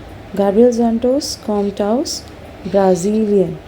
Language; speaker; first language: German; non-native, learner; Hindi